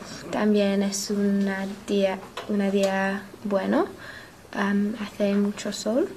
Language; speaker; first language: Spanish; non-native, learner; English